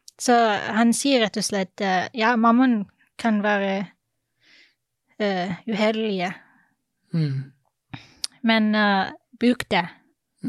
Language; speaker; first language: Norwegian; non-native, fluent; English